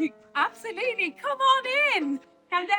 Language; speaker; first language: English; native; English